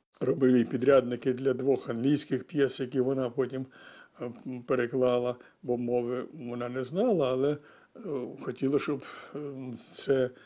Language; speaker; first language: Ukrainian; native; Ukrainian